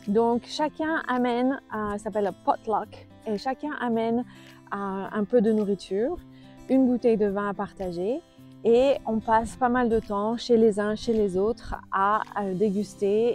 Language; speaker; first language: French; native; French